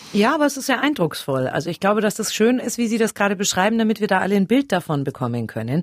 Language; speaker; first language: German; native; German